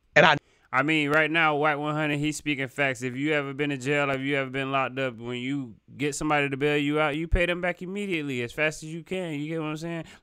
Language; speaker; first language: English; native; English